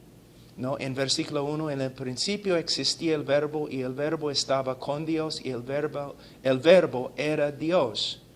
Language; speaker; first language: Spanish; non-native, fluent; English